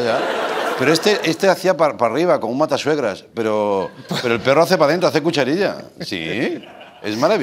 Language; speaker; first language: Spanish; non-native, local second language; Catalan